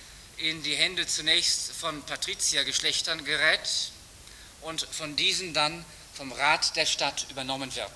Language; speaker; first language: German; native; German